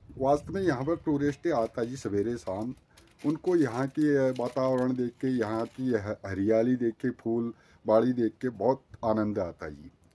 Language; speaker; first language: Hindi; native; Hindi